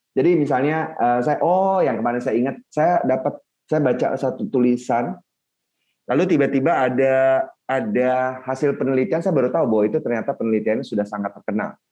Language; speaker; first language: Indonesian; native; Indonesian